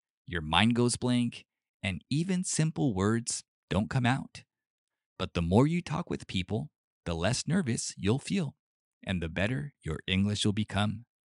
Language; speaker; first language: English; early bilingual, other home language; Japanese